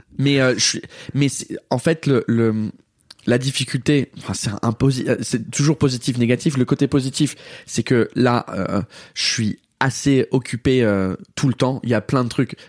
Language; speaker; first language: French; early bilingual, heritage; English